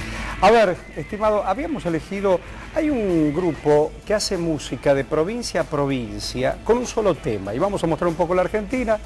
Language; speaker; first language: Spanish; native; Spanish